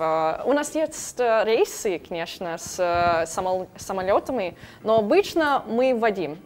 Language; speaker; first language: Russian; non-native, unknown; English